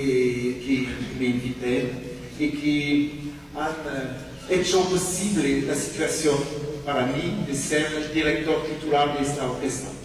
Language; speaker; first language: Spanish; non-native, fluent; French